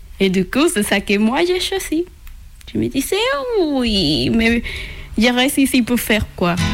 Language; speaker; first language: French; non-native, learner; Spanish